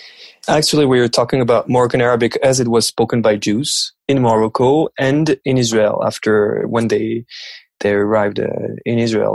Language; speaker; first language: English; non-native, fluent; French